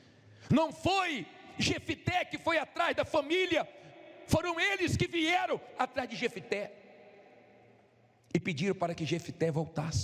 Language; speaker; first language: Portuguese; native; Portuguese